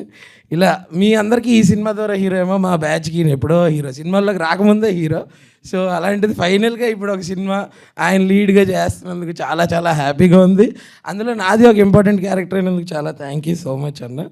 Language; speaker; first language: Telugu; native; Telugu